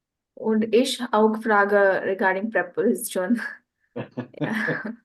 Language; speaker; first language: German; non-native, learner; Marathi